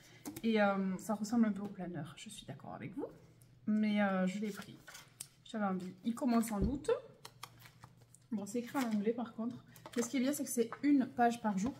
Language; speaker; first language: French; native; French